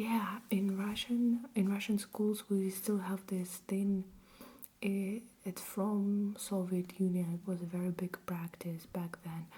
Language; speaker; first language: English; non-native, fluent; Russian